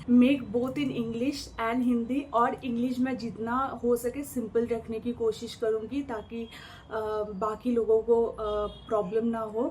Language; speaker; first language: Hindi; non-native, local second language; Bangla